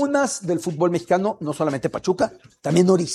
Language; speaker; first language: Spanish; native; Spanish